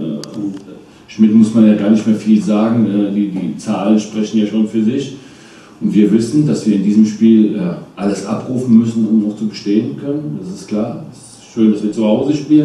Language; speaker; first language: German; native; German